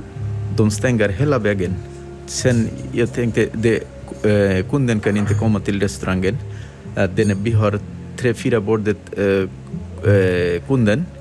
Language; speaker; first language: Swedish; non-native, learner; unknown